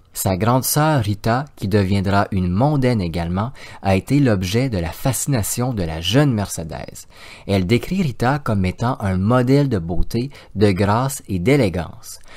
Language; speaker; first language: French; native; French